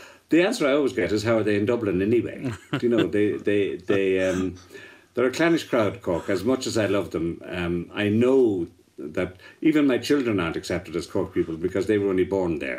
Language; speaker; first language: English; native; English